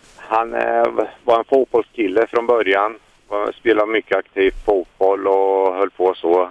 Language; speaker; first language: Swedish; native; Swedish